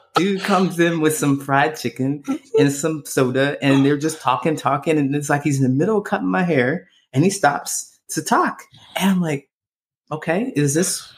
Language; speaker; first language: English; native; English